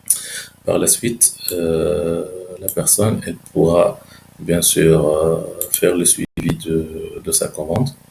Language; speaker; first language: French; non-native, local second language; Arabic